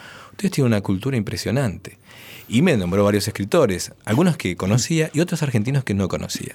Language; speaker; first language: Spanish; native; Spanish